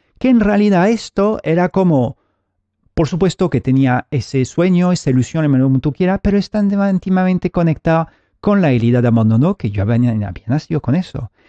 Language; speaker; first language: Spanish; early bilingual, heritage; Spanish